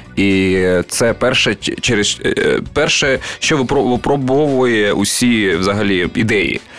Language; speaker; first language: Ukrainian; non-native, local second language; Russian